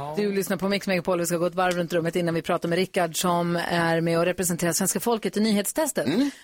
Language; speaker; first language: Swedish; native; Swedish